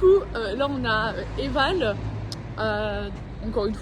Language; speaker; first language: French; native; French